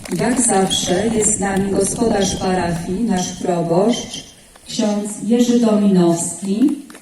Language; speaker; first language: Polish; native; Polish